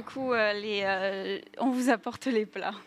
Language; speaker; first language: French; native; French